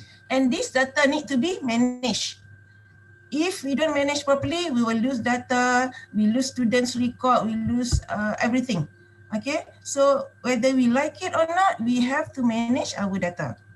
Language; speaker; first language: English; non-native, local second language; Malay